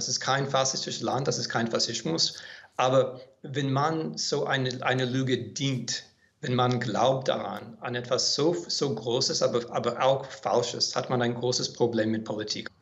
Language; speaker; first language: German; non-native, fluent; English